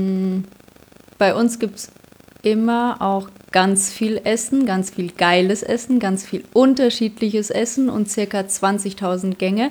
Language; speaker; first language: German; early bilingual, other home language; Polish